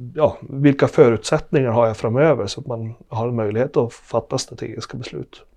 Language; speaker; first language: Swedish; native; Swedish